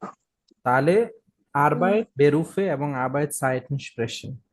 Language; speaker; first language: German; non-native, fluent; Bangla